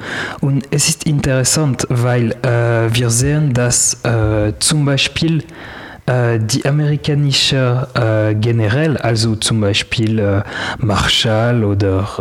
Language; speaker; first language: German; non-native, learner; French